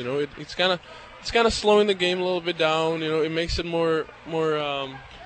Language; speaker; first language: English; non-native, fluent; Czech